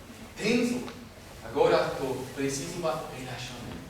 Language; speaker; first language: Portuguese; non-native, fluent; German